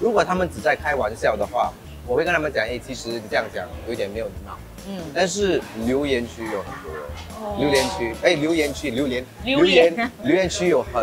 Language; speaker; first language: Chinese; non-native, local second language; Tamil